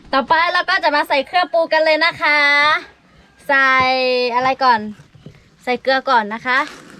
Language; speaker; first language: Thai; non-native, local second language; Lahu